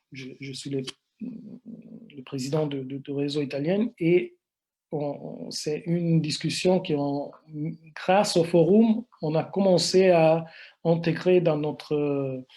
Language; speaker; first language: French; non-native, fluent; Italian